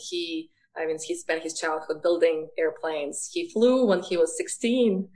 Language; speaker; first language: English; non-native, fluent; Ukrainian